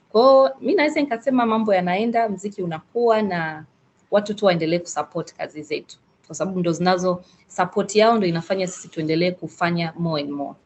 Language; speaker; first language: Swahili; native; Swahili